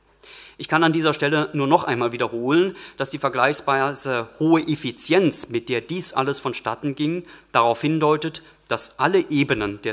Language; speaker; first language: German; native; German